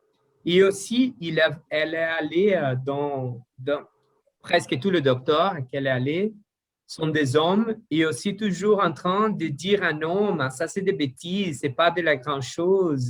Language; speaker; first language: French; non-native, learner; Portuguese